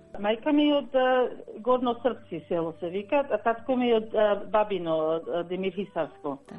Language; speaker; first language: Macedonian; early bilingual, heritage; Macedonian